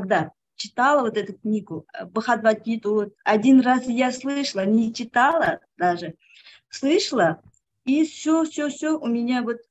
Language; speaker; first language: Russian; non-native, local second language; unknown